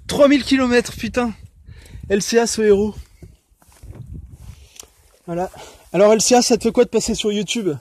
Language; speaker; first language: French; native; French